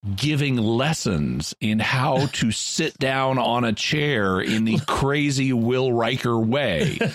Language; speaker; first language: English; native; English